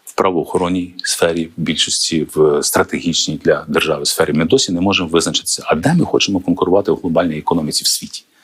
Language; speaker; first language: Ukrainian; native; Ukrainian